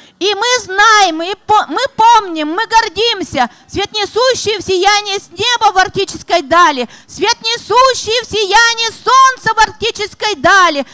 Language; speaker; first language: Russian; non-native, local second language; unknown